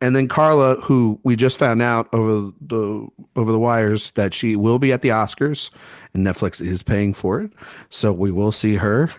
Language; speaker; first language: English; native; English